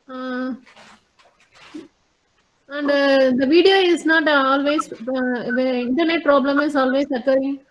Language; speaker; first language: English; non-native, local second language; Tamil